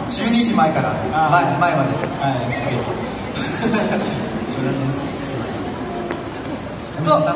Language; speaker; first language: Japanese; non-native, learner; Korean